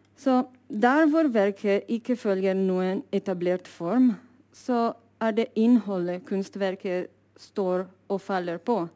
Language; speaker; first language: Norwegian; non-native, fluent; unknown